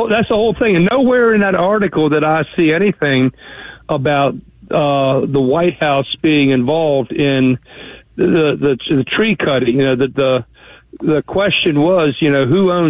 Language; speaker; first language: English; native; English